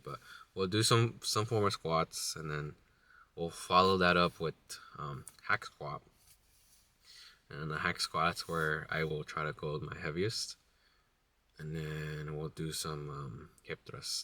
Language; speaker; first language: English; native; English